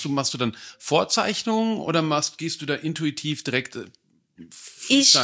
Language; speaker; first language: German; native; German